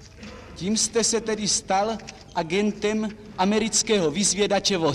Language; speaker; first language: Czech; native; Czech